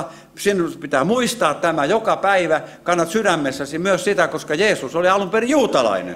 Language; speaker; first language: Finnish; native; Finnish